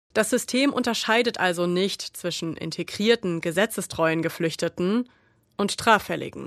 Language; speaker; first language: German; native; German